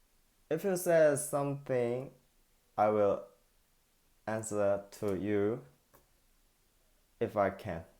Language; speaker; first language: English; non-native, learner; Korean